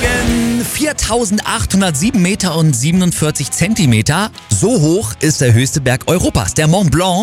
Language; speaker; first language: German; native; German